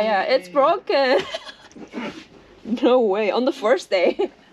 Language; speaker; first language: English; non-native, learner; Korean